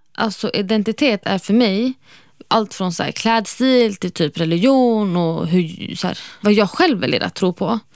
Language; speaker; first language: Swedish; non-native, fluent; Arabic